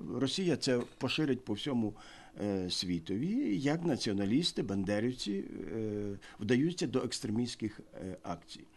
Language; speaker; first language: Ukrainian; native; Ukrainian